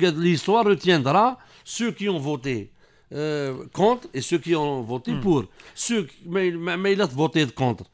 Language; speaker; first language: French; non-native, local second language; Kabyle